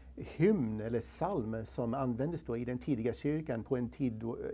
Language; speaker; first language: Swedish; non-native, fluent; English